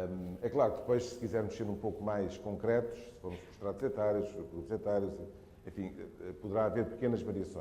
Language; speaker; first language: Portuguese; native; Portuguese